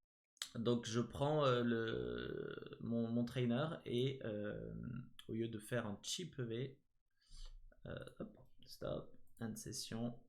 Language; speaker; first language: French; native; French